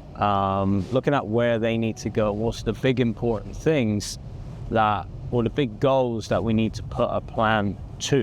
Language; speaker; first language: English; native; English